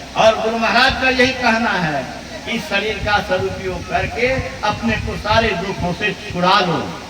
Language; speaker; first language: Hindi; native; Hindi